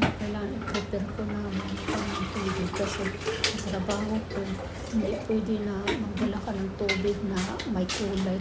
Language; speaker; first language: Filipino; non-native, local second language; Waray